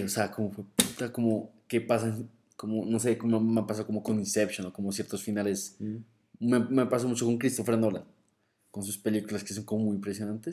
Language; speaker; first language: Spanish; native; Spanish